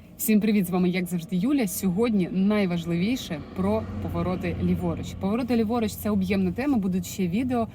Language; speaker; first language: Ukrainian; non-native, local second language; Russian